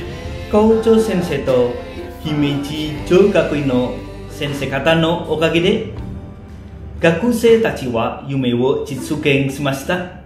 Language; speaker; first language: Japanese; non-native, learner; Indonesian